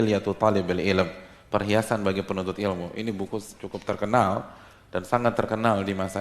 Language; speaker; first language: Indonesian; native; Indonesian